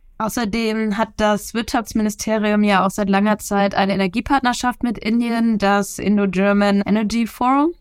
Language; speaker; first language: German; native; German